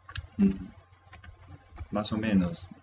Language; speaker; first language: Spanish; non-native, fluent; Korean